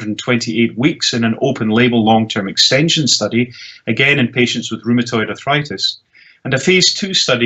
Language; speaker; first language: English; native; English